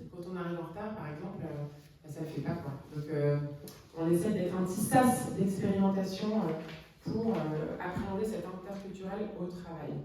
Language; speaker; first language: French; native; French